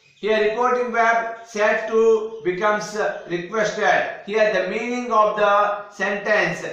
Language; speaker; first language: English; non-native, local second language; Telugu